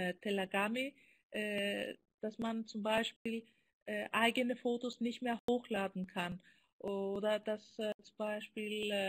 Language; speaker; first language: German; non-native, fluent; Greek